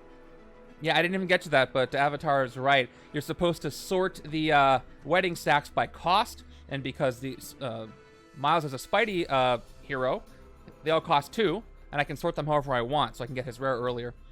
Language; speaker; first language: English; native; English